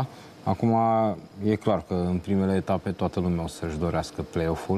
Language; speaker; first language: Romanian; native; Romanian